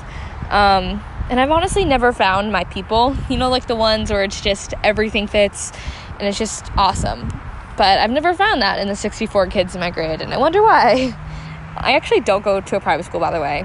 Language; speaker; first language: English; native; English